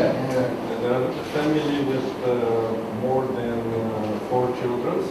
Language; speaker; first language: English; non-native, learner; Romanian